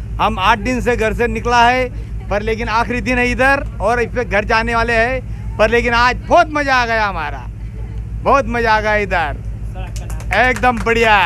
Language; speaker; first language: Hindi; non-native, local second language; Marathi